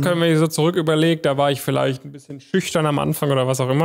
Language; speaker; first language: German; native; German